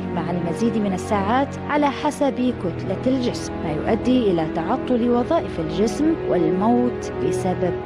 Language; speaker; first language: Arabic; native; Arabic